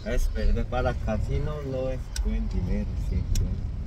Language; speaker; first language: Spanish; non-native, learner; Korean